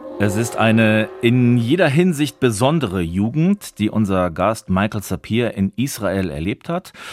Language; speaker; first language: German; native; German